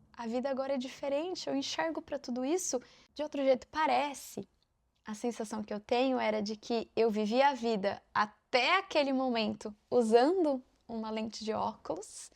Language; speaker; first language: Portuguese; native; Portuguese